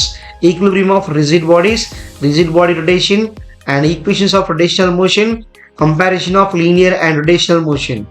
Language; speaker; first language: English; non-native, local second language; Telugu